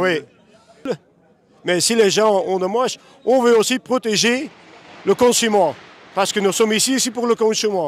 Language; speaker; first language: French; non-native, local second language; Dutch